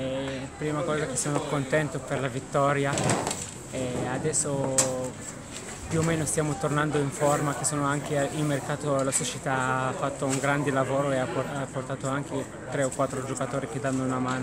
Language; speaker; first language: Italian; non-native, learner; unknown